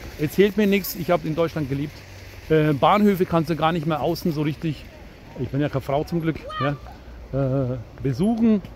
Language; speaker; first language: German; early bilingual, other home language; Turkish